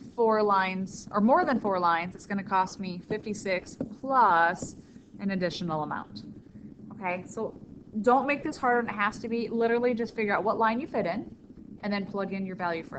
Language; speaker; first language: English; native; English